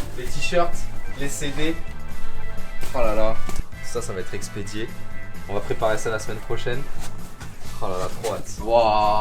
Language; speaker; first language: French; native; French